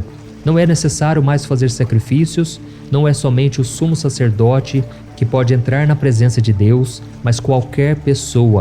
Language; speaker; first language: Portuguese; native; Portuguese